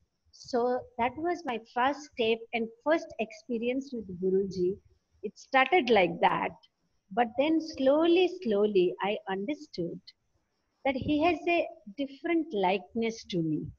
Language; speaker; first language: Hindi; non-native, local second language; Odia